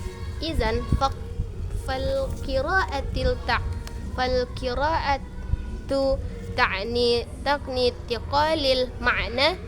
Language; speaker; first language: Arabic; non-native, learner; Indonesian